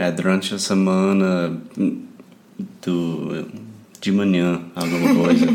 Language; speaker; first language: Portuguese; non-native, fluent; English